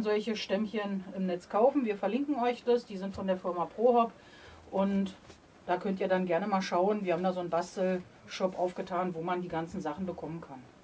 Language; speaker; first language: German; native; German